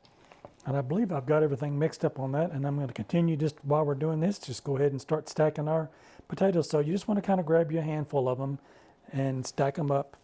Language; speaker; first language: English; native; English